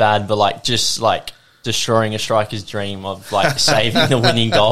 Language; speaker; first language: English; native; English